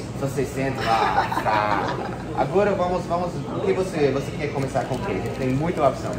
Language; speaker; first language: Portuguese; non-native, fluent; English